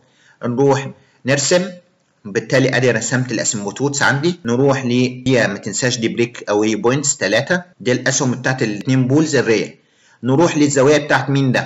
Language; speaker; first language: Arabic; native; Arabic